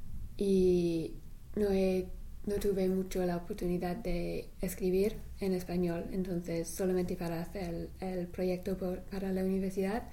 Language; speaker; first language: Spanish; non-native, learner; English